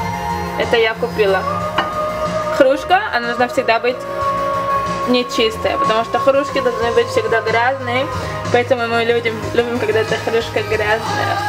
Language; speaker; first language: Russian; early bilingual, heritage; Russian